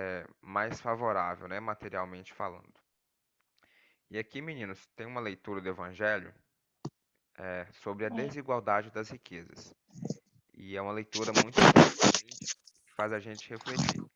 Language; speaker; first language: Portuguese; native; Portuguese